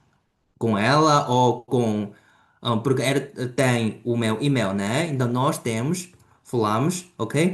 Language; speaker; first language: Portuguese; non-native, fluent; Chinese